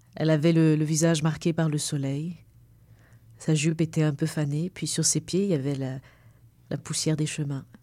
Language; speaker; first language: French; native; French